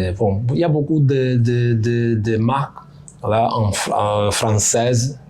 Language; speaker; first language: French; non-native, learner; Portuguese